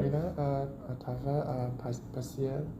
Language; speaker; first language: French; non-native, learner; Chinese